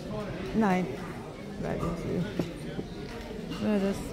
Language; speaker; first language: German; non-native, learner; Turkish